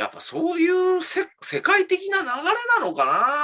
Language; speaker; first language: Japanese; native; Japanese